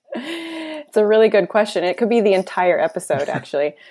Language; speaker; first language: English; native; English